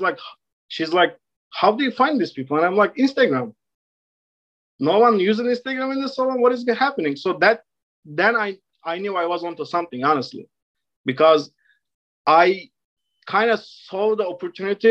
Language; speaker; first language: English; non-native, fluent; Turkish